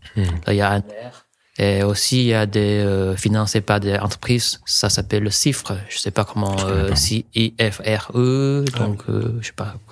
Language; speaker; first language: French; non-native, fluent; Chinese